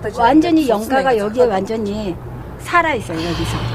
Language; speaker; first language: Korean; native; Korean